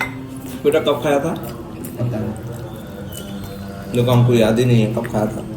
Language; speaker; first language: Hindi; non-native, local second language; Bangla